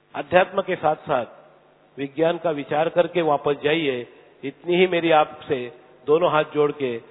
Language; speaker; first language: Hindi; non-native, local second language; Marathi